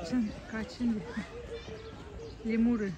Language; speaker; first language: Turkish; non-native, learner; Kazakh